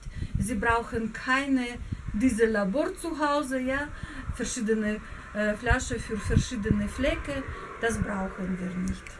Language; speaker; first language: German; non-native, learner; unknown